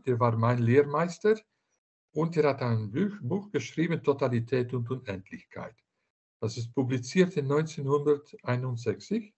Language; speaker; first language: German; non-native, fluent; Dutch